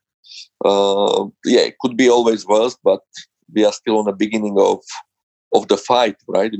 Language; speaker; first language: English; non-native, fluent; Slovak